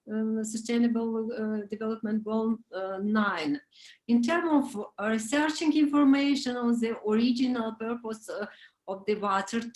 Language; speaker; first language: English; non-native, learner; Romanian